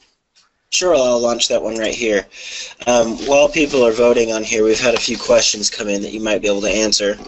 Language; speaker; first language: English; native; English